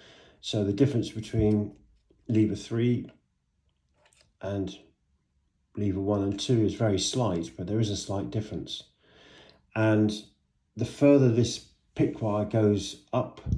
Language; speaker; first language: English; native; English